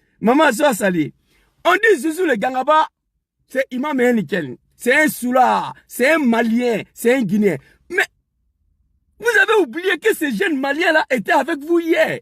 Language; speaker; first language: French; non-native, local second language; Dyula